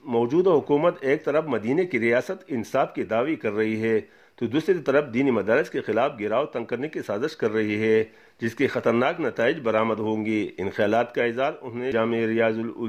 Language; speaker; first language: Urdu; non-native, local second language; Pashto